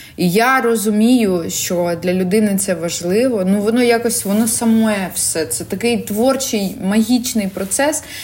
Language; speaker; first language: Ukrainian; non-native, local second language; Russian